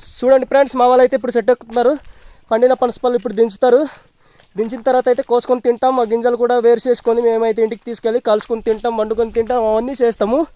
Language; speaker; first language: Telugu; non-native, local second language; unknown